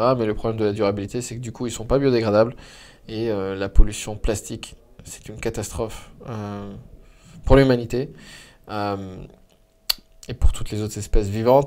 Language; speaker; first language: French; native; French